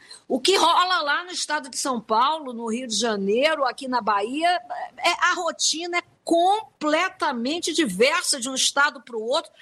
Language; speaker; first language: Portuguese; native; Portuguese